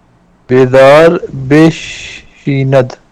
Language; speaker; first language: Persian; non-native, learner; Urdu